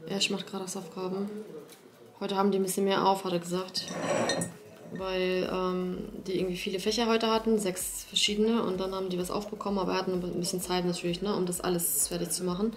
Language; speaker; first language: German; native; German